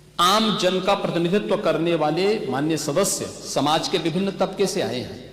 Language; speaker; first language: Hindi; native; Hindi